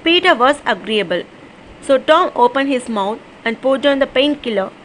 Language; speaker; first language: English; non-native, local second language; Tamil